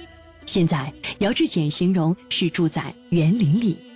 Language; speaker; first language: Chinese; native; Chinese